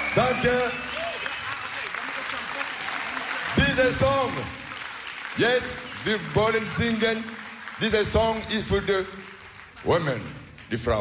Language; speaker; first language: English; non-native, learner; German